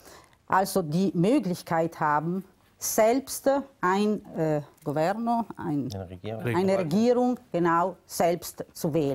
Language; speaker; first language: German; non-native, local second language; Italian